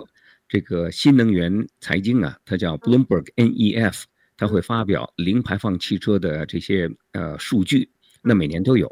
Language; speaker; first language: Chinese; native; Chinese